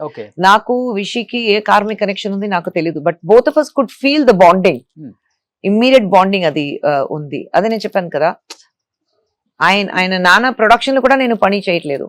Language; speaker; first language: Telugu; non-native, fluent; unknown